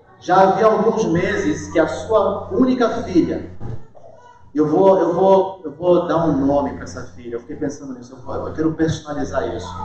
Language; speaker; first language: Portuguese; early bilingual, heritage; Portuguese